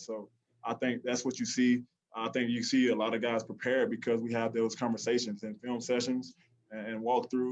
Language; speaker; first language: English; native; English